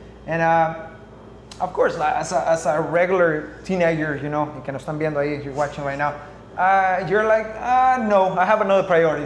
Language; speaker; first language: English; non-native, fluent; Spanish